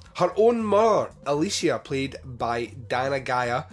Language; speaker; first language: English; native; English